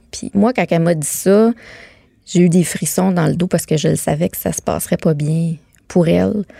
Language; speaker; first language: French; native; French